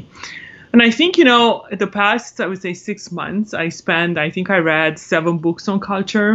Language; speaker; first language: English; non-native, fluent; Romanian